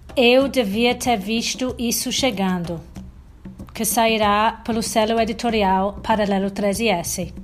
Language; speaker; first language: Portuguese; non-native, fluent; English